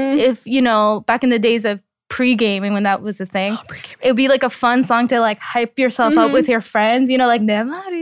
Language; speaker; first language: English; native; English